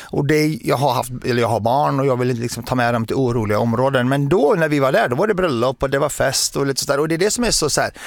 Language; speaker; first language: Swedish; early bilingual, other home language; Arabic